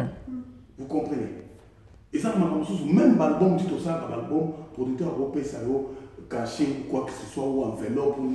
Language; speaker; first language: French; non-native, local second language; Lingala